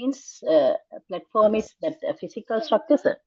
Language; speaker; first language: English; non-native, learner; Tamil